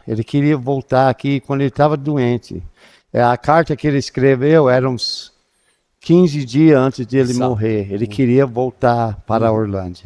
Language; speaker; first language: Portuguese; non-native, fluent; English